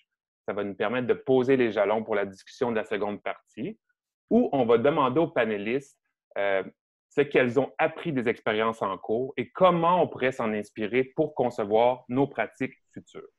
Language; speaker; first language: French; native; French